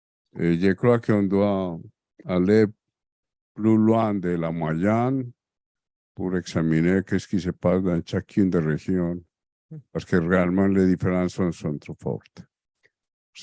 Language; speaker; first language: French; non-native, fluent; Spanish